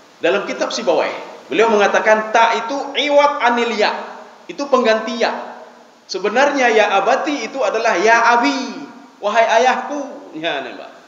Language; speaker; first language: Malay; non-native, local second language; Achinese